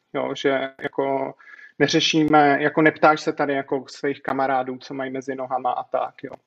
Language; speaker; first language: Czech; native; Czech